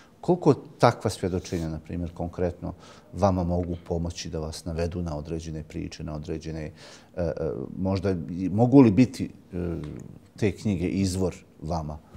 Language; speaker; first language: Bosnian; native; Bosnian